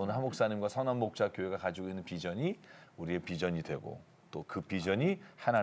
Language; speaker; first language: Korean; native; Korean